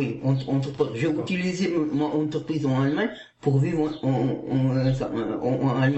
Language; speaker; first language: French; non-native, learner; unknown